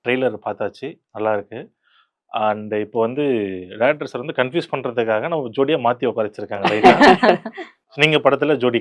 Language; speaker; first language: Tamil; native; Tamil